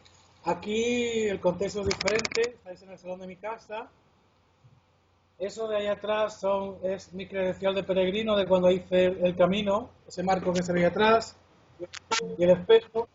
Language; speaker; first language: Spanish; native; Spanish